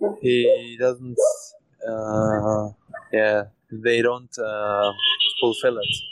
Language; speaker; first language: English; non-native, learner; German